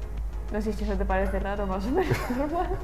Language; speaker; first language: Spanish; native; Spanish